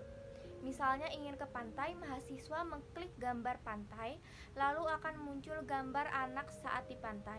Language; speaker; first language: Indonesian; native; Indonesian